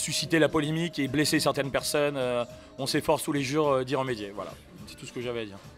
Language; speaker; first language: French; native; French